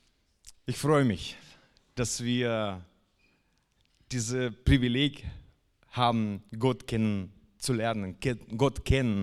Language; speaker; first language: German; non-native, fluent; Russian